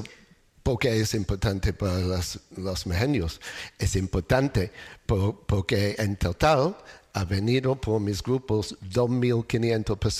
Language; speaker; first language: Spanish; non-native, learner; English